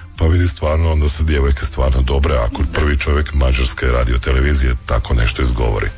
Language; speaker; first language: Croatian; native; Croatian